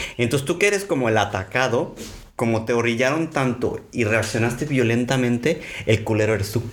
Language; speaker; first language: Spanish; native; Spanish